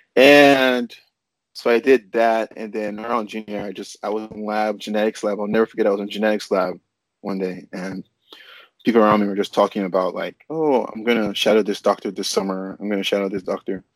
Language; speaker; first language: English; non-native, local second language; Yoruba